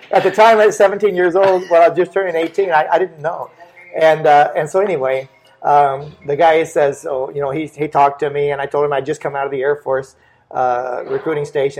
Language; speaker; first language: English; native; English